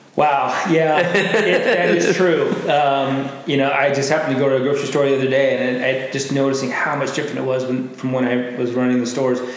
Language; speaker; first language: English; native; English